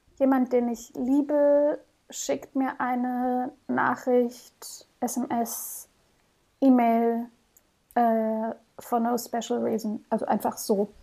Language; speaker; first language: German; early bilingual, heritage; German